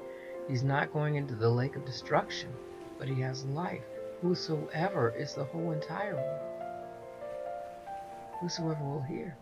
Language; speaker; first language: English; native; English